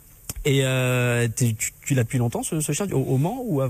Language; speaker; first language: French; native; French